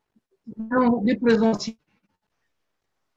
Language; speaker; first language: French; non-native, local second language; Arabic